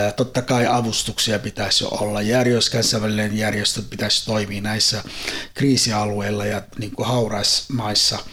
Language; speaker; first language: Finnish; non-native, fluent; Somali